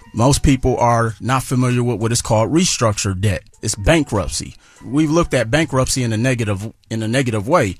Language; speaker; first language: English; native; English